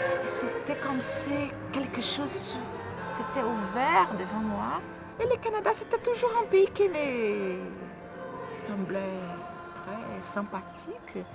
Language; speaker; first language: French; non-native, fluent; Portuguese